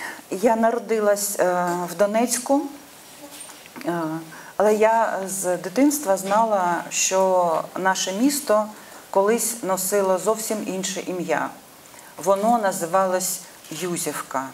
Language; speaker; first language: Ukrainian; non-native, local second language; Russian